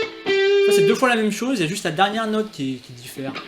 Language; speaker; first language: French; native; French